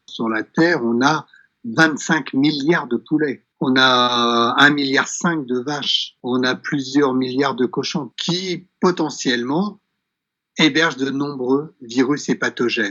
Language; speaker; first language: French; native; French